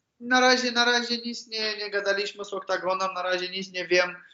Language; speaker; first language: Polish; non-native, learner; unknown